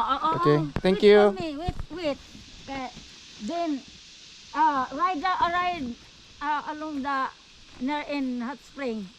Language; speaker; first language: English; non-native, learner; Cebuano